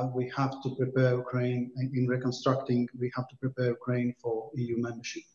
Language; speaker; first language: English; non-native, fluent; Latvian